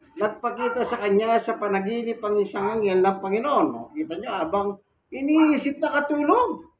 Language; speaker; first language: Filipino; non-native, local second language; Pampanga